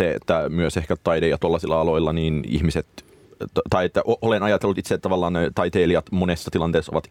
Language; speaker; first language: Finnish; native; Finnish